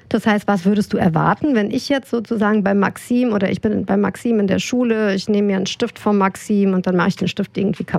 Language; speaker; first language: German; native; German